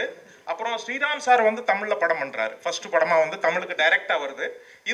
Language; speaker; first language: Tamil; native; Tamil